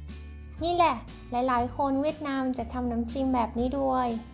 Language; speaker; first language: Thai; non-native, fluent; Vietnamese